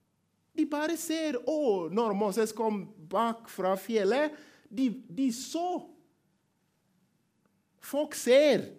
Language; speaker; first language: Norwegian; non-native, fluent; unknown